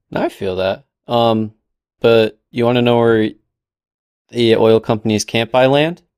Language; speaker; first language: English; native; English